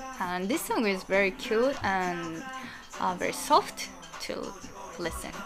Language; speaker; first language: English; non-native, learner; Japanese